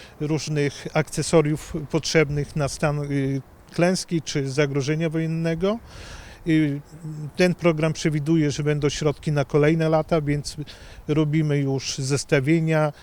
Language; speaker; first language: Polish; native; Polish